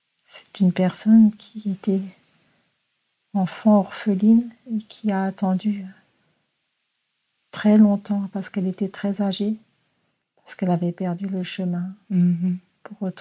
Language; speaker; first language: French; native; French